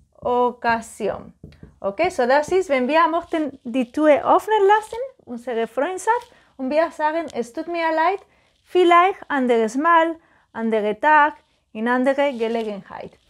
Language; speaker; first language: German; non-native, learner; Spanish